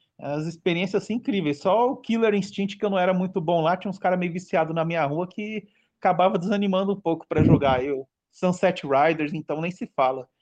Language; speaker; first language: Portuguese; native; Portuguese